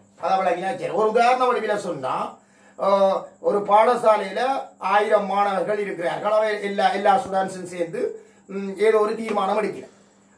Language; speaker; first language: Tamil; native; Tamil